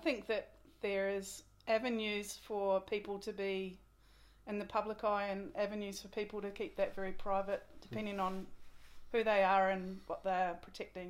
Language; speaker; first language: English; native; English